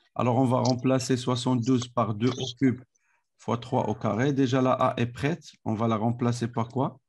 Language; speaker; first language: French; non-native, local second language; Arabic